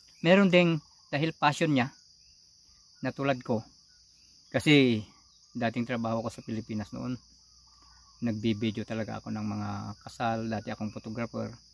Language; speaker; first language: Filipino; non-native, local second language; Iloko